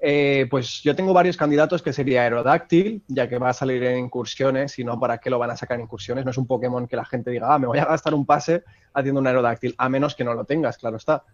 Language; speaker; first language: Spanish; native; Spanish